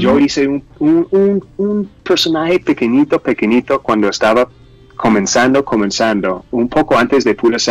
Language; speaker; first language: Spanish; non-native, fluent; English